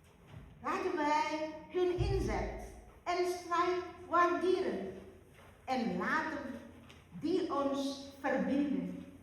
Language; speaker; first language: Dutch; early bilingual, other home language; Malay